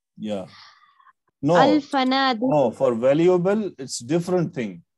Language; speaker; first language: English; non-native, fluent; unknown